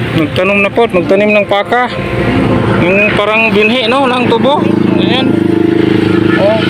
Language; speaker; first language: Filipino; non-native, local second language; Hiligaynon